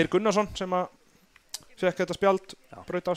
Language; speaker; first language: Icelandic; native; Icelandic